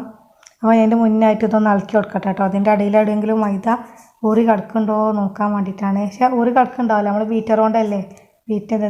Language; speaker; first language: Malayalam; native; Malayalam